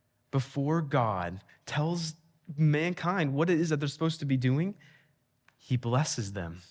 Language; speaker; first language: English; native; English